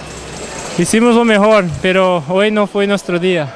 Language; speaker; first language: Spanish; non-native, fluent; Portuguese